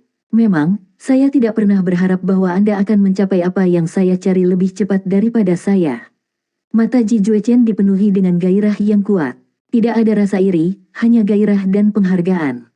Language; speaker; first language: Indonesian; native; Indonesian